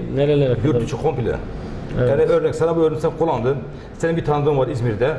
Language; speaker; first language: Turkish; native; Turkish